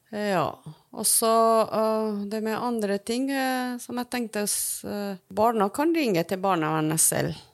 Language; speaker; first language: Norwegian; non-native, learner; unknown